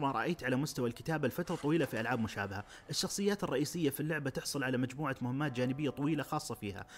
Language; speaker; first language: Arabic; native; Arabic